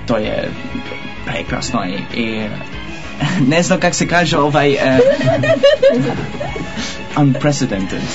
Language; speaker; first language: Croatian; non-native, learner; Dutch